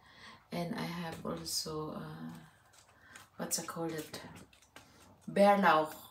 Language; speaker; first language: English; non-native, learner; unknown